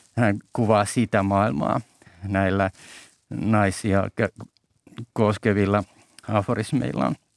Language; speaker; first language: Finnish; native; Finnish